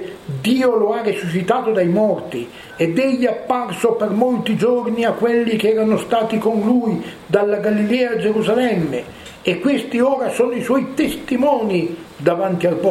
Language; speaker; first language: Italian; native; Italian